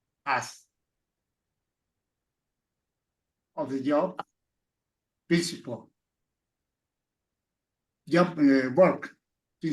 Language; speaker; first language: English; non-native, learner; Spanish